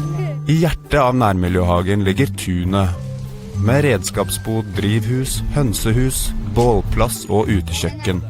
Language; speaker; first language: Norwegian; native; Norwegian